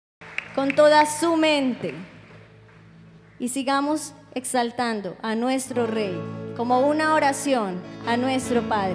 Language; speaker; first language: Spanish; native; Spanish